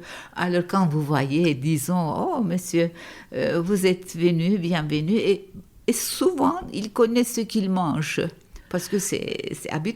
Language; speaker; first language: French; non-native, fluent; Turkish